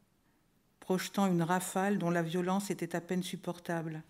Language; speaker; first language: French; native; French